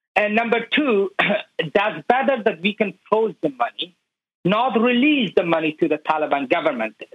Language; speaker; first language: English; non-native, learner; Persian